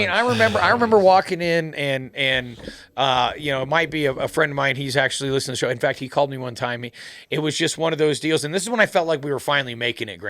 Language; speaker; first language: English; native; English